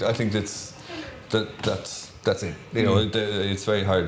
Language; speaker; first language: English; native; English